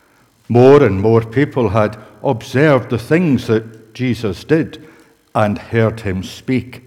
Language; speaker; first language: English; native; English